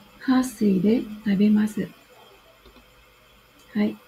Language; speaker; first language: Japanese; non-native, fluent; Vietnamese